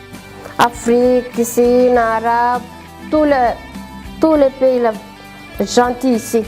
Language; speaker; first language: French; non-native, learner; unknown